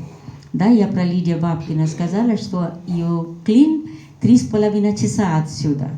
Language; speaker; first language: Russian; non-native, fluent; Hindi